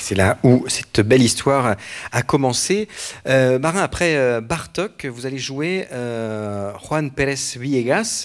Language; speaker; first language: French; native; French